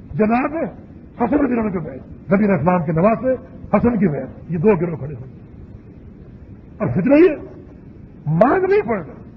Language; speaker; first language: Urdu; native; Urdu